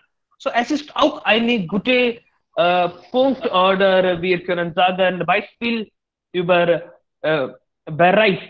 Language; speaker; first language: German; non-native, learner; Hindi